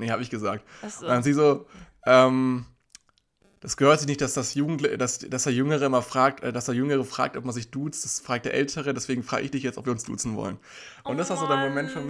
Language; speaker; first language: German; native; German